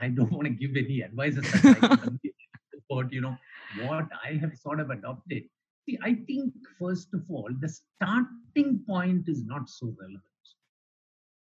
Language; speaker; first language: English; non-native, local second language; Malayalam